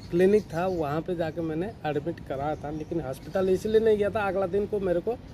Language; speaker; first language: Hindi; non-native, local second language; Odia